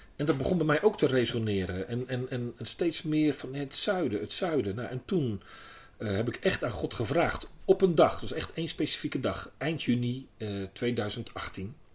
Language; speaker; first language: Dutch; native; Dutch